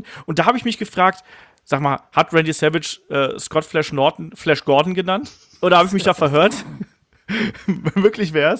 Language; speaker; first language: German; native; German